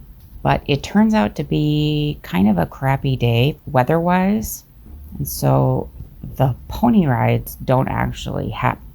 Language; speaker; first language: English; native; English